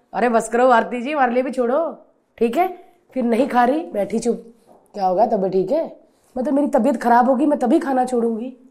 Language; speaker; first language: Hindi; native; Hindi